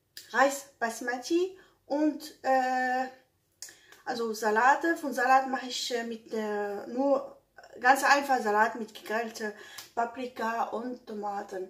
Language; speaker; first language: German; non-native, learner; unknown